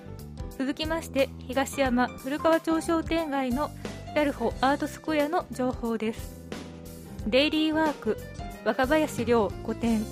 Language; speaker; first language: Japanese; native; Japanese